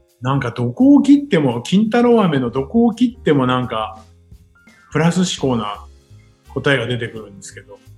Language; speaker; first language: Japanese; native; Japanese